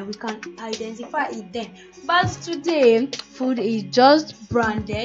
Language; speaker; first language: English; non-native, local second language; Yoruba